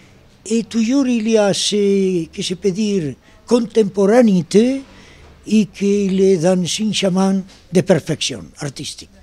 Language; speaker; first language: French; non-native, learner; Spanish